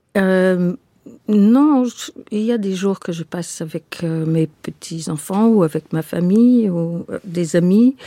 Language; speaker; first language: French; non-native, fluent; English